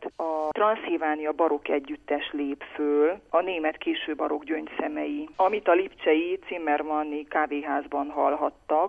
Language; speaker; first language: Hungarian; native; Hungarian